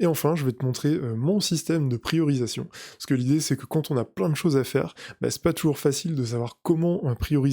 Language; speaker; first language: French; native; French